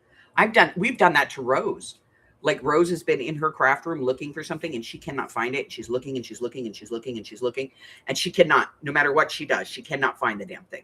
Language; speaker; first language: English; native; English